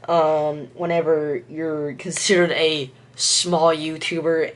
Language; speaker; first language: English; native; English